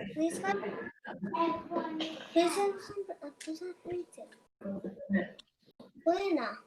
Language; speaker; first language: Welsh; non-native, local second language; English